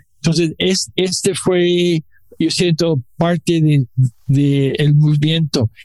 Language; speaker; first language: Spanish; non-native, learner; English